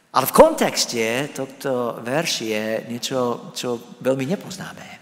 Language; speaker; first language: Slovak; non-native, fluent; English